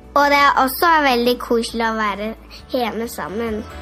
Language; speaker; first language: Norwegian; early bilingual, heritage; Norwegian